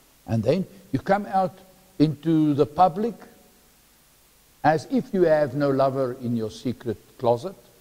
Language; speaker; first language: English; non-native, local second language; Afrikaans